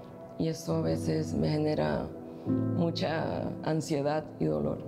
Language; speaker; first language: Spanish; early bilingual, other home language; Chinese